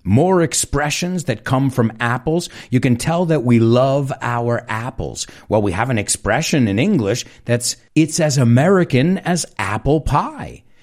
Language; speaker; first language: English; early bilingual, other home language; Spanish